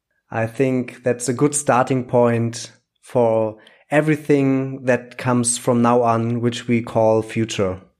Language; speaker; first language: English; non-native, fluent; German